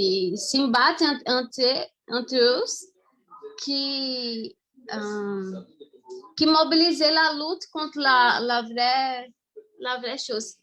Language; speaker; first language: French; non-native, fluent; Portuguese